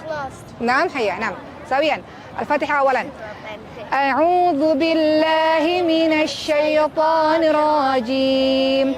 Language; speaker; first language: Arabic; non-native, learner; Indonesian